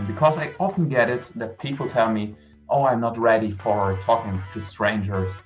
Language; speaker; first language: English; non-native, fluent; German